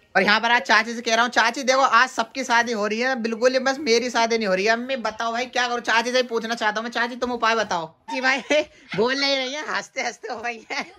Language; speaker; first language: Hindi; native; Hindi